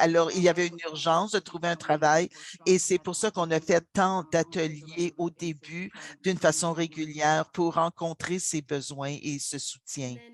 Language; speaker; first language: French; non-native, local second language; English